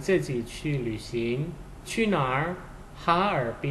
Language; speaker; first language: Chinese; non-native, fluent; Indonesian